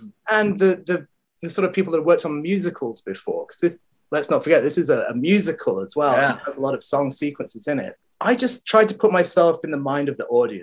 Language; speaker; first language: English; native; English